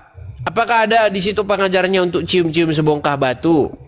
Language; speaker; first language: Indonesian; native; Indonesian